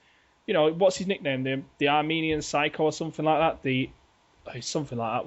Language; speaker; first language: English; native; English